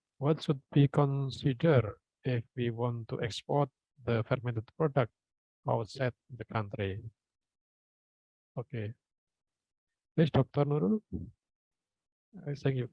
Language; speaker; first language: English; non-native, fluent; Indonesian